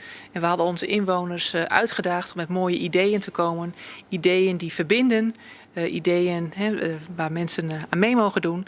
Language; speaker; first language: Dutch; native; Dutch